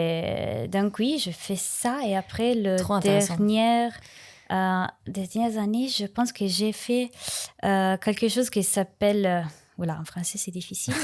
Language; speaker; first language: French; non-native, learner; Italian